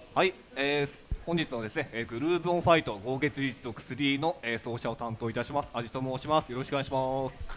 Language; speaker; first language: Japanese; native; Japanese